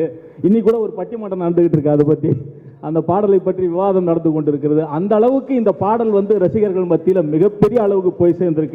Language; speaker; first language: Tamil; native; Tamil